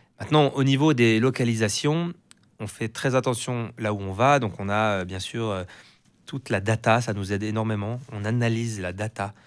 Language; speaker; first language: French; native; French